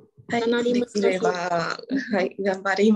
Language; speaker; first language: Japanese; non-native, learner; Vietnamese